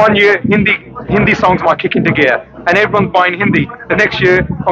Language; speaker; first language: English; early bilingual, other home language; Punjabi